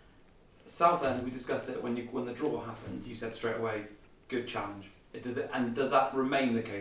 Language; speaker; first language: English; native; English